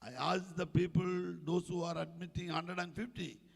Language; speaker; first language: English; non-native, local second language; Malayalam